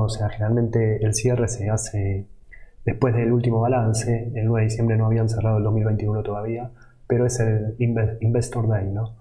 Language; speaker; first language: Spanish; native; Spanish